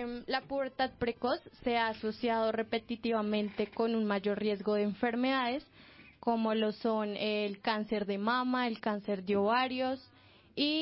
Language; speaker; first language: Spanish; native; Spanish